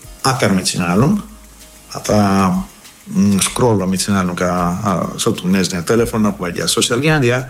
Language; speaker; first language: Hungarian; non-native, learner; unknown